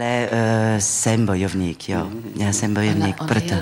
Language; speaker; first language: Czech; non-native, fluent; French